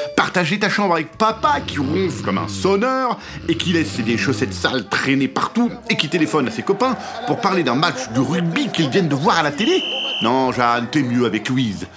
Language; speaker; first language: French; native; French